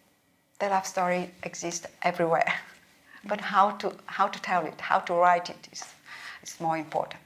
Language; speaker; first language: English; non-native, learner; Vietnamese